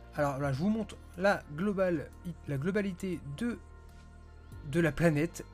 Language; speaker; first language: French; native; French